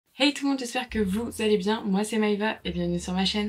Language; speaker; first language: French; native; French